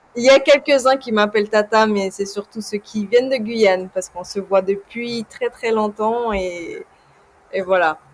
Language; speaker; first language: French; early bilingual, other home language; Portuguese